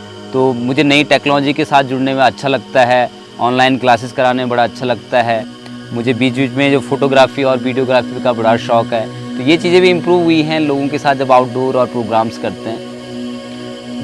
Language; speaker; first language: Hindi; native; Hindi